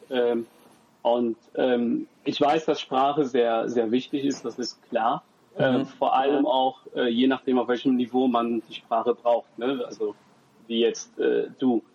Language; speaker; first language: German; early bilingual, other home language; French